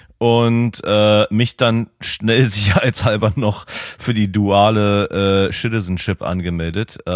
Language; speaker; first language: German; native; German